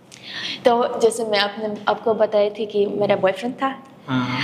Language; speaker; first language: Hindi; non-native, fluent; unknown